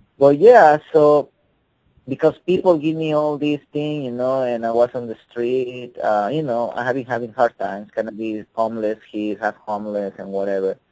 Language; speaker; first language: English; non-native, fluent; Spanish